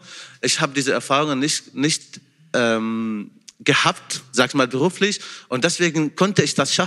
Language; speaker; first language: German; non-native, fluent; Arabic